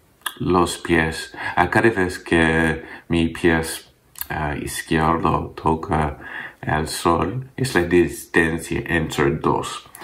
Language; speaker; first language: Spanish; non-native, learner; English